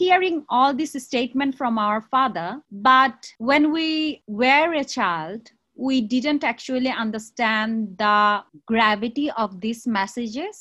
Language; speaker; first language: English; non-native, local second language; Chakma